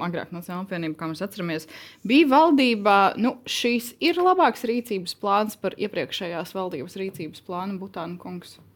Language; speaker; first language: Latvian; native; Latvian